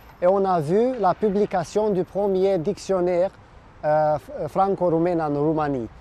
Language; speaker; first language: French; non-native, fluent; Romanian